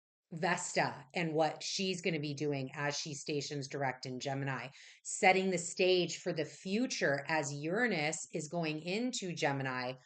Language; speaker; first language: English; native; English